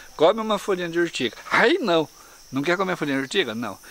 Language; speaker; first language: Portuguese; native; Portuguese